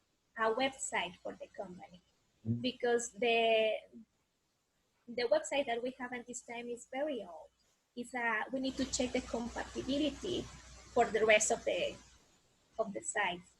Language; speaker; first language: English; non-native, learner; Spanish